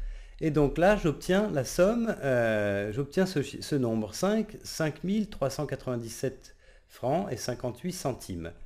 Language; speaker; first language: French; native; French